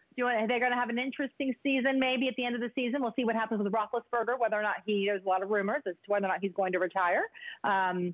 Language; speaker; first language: English; native; English